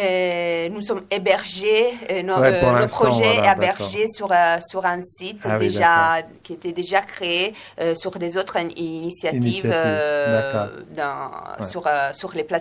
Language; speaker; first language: French; non-native, fluent; Italian